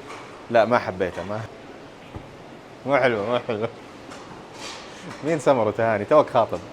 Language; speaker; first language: Arabic; native; Arabic